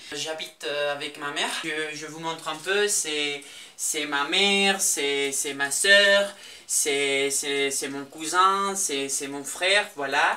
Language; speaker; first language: French; non-native, fluent; Spanish